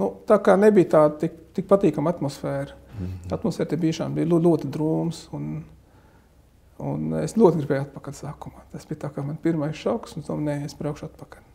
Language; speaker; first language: Latvian; non-native, fluent; Arabic